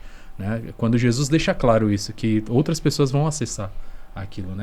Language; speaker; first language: Portuguese; native; Portuguese